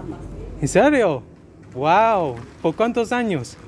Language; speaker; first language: Spanish; non-native, learner; English